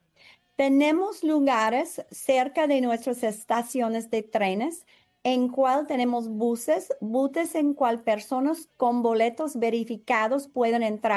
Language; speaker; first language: Spanish; non-native, fluent; English